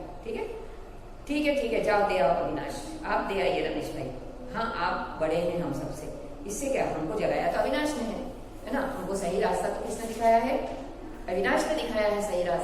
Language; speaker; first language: Hindi; non-native, local second language; Gujarati